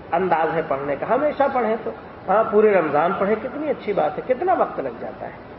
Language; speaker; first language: Urdu; native; Urdu